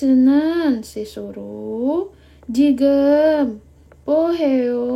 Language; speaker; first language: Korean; non-native, fluent; Indonesian